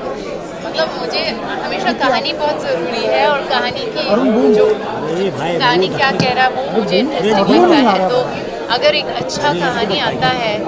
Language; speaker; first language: Hindi; non-native, local second language; French